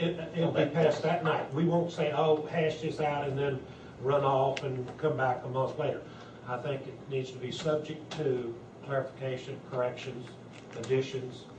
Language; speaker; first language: English; native; English